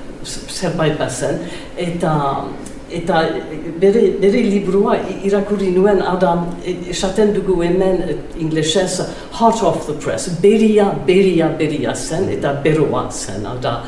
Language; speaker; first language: Basque; non-native, learner; English